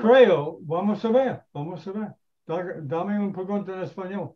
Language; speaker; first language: Spanish; non-native, learner; English